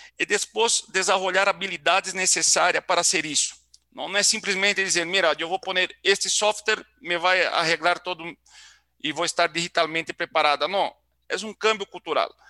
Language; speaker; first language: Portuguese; native; Portuguese